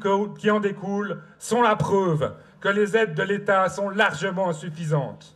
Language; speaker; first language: French; native; French